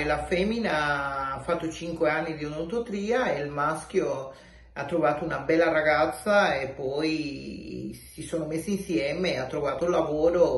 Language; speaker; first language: Italian; non-native, local second language; Spanish